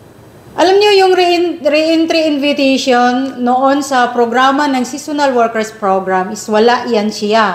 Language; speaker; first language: Filipino; native; Filipino